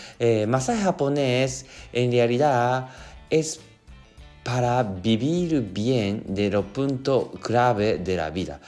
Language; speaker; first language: Spanish; non-native, learner; Japanese